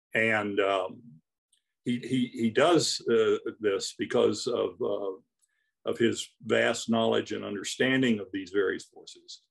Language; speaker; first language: English; native; English